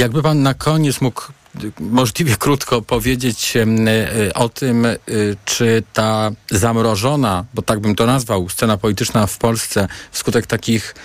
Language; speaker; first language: Polish; native; Polish